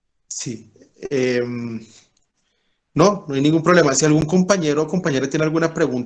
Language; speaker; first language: Spanish; native; Spanish